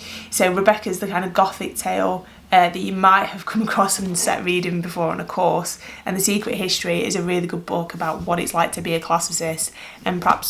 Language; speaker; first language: English; native; English